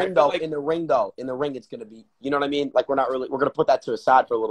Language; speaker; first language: English; native; English